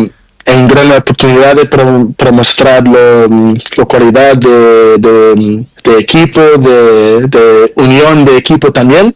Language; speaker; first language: Spanish; non-native, learner; Portuguese